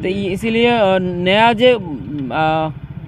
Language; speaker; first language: Hindi; non-native, learner; Bangla